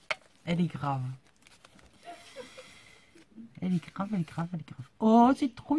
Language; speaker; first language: French; native; French